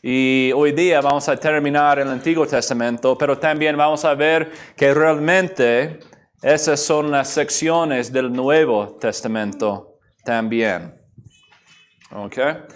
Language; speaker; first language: Spanish; non-native, fluent; English